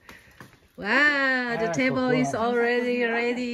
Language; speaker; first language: English; non-native, local second language; Bodo